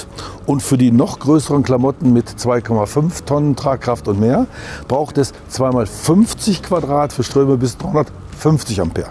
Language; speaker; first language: German; native; German